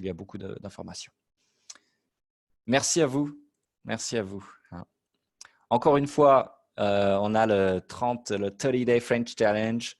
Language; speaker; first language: French; native; French